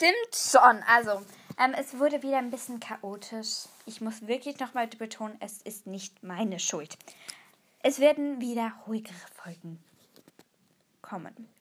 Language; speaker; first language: German; native; German